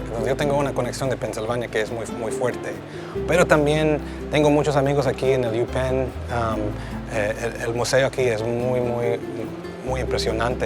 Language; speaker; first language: Spanish; early bilingual, heritage; Spanish